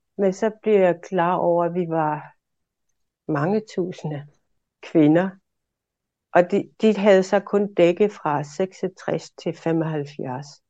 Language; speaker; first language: Danish; non-native, local second language; Kalaallisut